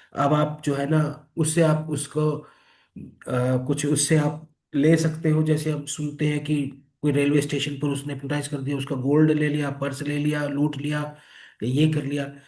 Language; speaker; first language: Hindi; native; Hindi